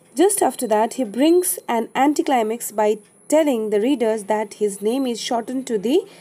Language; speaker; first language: English; non-native, local second language; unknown